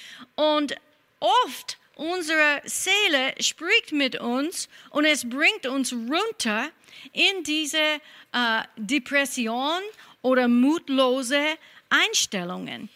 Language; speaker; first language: German; non-native, fluent; English